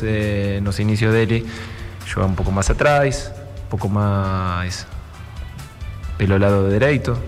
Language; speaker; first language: Portuguese; non-native, learner; Spanish